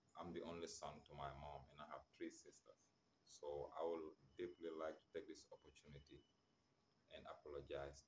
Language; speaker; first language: English; non-native, local second language; Wolof